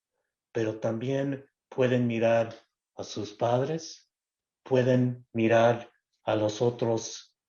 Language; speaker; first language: Spanish; non-native, local second language; English